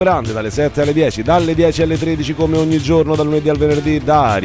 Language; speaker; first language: Italian; native; Italian